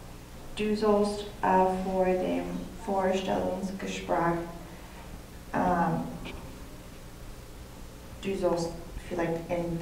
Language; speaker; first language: German; non-native, learner; English